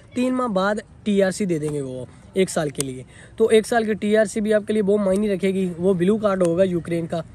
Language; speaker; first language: Urdu; non-native, local second language; Punjabi